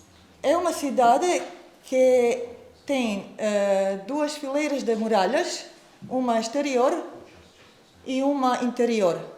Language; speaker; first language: Portuguese; non-native, fluent; Croatian